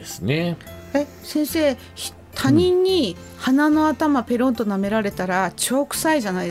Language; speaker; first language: Japanese; native; Japanese